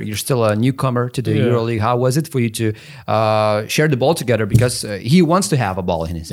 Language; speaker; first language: English; non-native, fluent; Lithuanian